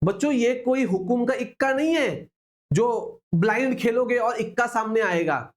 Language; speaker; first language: Hindi; non-native, local second language; Marathi